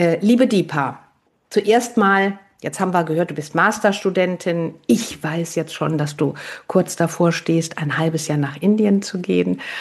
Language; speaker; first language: German; native; German